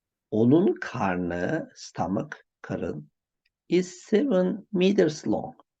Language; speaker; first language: English; non-native, fluent; Turkish